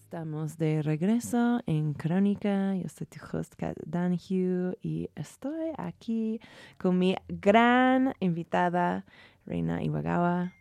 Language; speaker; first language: Spanish; non-native, fluent; English